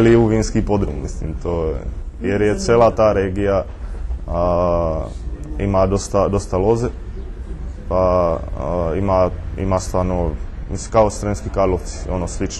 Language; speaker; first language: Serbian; non-native, fluent; Czech